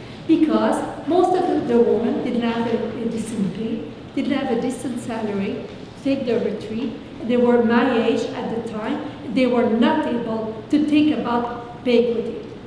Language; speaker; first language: English; non-native, fluent; French